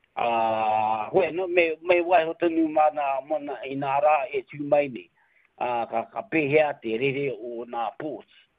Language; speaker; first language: Māori; native; Māori